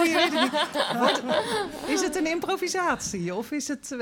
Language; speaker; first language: Dutch; native; Dutch